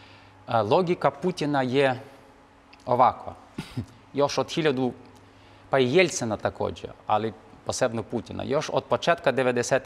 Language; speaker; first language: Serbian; non-native, fluent; Ukrainian